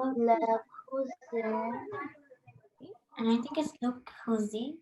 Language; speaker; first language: French; non-native, learner; English